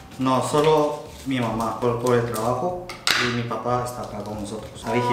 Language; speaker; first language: Spanish; early bilingual, other home language; Korean